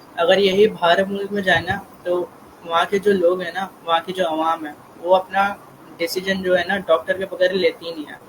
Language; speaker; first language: Urdu; native; Urdu